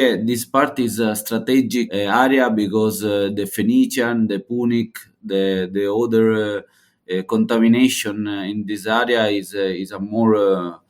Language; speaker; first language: English; non-native, learner; Italian